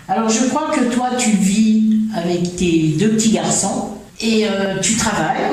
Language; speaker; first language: French; native; French